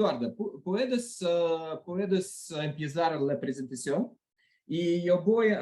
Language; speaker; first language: Spanish; non-native, learner; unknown